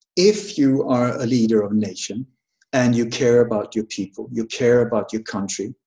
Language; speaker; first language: English; early bilingual, other home language; Danish